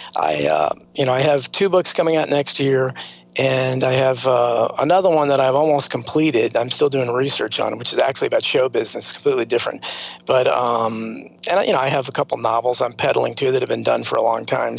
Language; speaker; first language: English; native; English